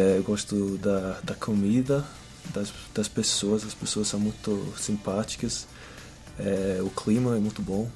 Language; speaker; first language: Portuguese; non-native, fluent; English